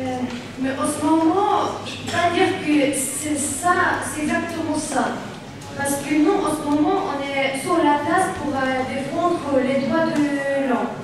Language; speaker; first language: French; non-native, learner; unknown